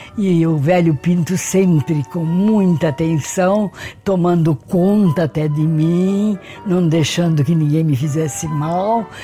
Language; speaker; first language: Portuguese; early bilingual, other home language; Hungarian